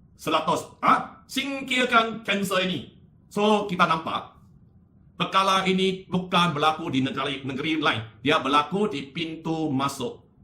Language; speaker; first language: Malay; non-native, local second language; Chinese